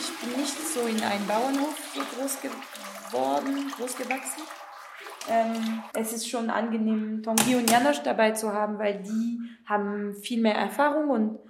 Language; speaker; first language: German; non-native, learner; French